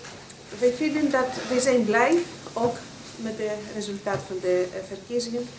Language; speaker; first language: Dutch; non-native, fluent; Greek